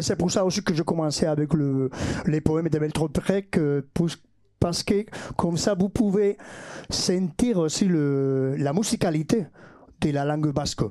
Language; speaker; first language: French; non-native, fluent; Basque